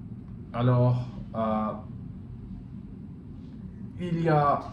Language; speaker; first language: French; non-native, learner; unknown